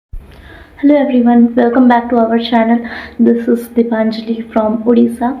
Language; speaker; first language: English; non-native, learner; Odia